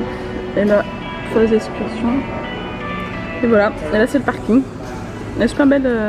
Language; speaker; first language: French; native; French